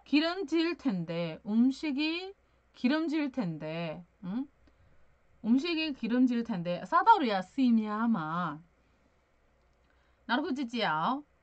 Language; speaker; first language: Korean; non-native, fluent; Burmese